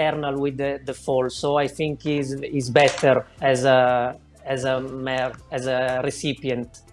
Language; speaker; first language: English; non-native, learner; Italian